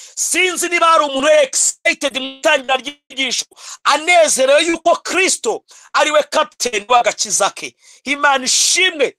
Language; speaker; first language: Kinyarwanda; native; Kinyarwanda